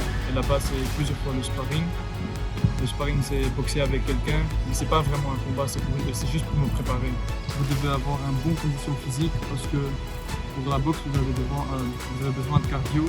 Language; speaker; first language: French; non-native, fluent; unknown